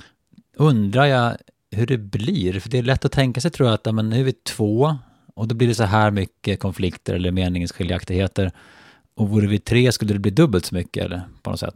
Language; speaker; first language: Swedish; native; Swedish